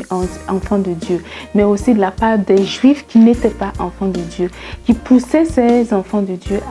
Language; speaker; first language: French; native; French